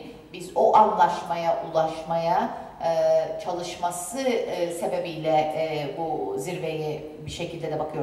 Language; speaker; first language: Turkish; native; Turkish